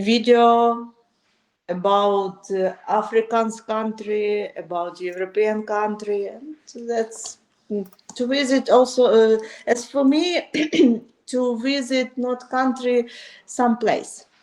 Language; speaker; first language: English; non-native, learner; Ukrainian